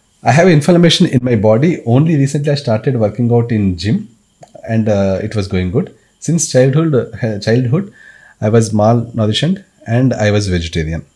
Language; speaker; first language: English; non-native, local second language; Telugu